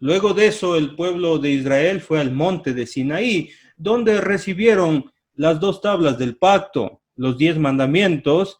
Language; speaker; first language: Spanish; native; Spanish